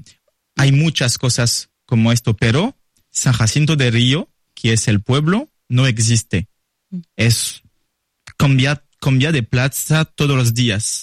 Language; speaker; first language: Spanish; non-native, learner; French